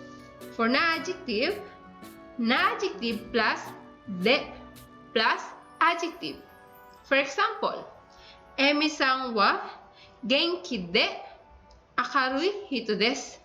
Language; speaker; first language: Japanese; non-native, fluent; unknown